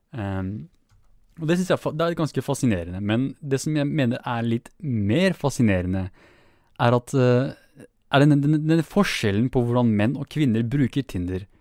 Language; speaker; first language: Norwegian; early bilingual, other home language; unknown